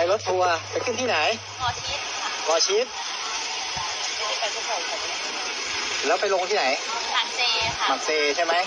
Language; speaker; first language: Thai; native; Thai